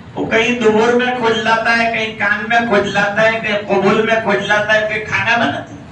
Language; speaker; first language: Urdu; non-native, local second language; Gujarati